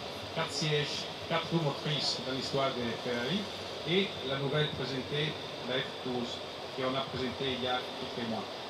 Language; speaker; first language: French; non-native, fluent; Italian